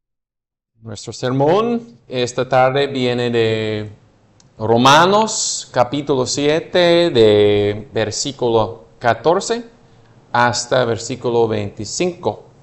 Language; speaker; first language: Spanish; non-native, fluent; English